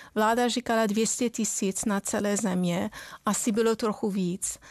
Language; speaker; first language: Czech; non-native, fluent; Persian